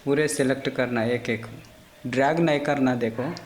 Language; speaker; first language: Hindi; non-native, local second language; Telugu